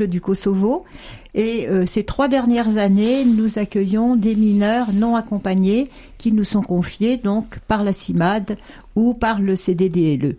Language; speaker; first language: French; native; French